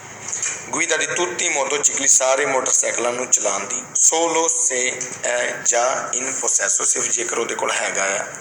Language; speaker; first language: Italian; non-native, fluent; Punjabi